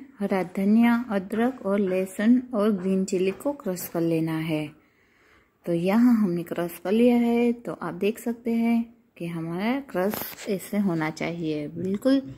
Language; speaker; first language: Hindi; non-native, local second language; Gujarati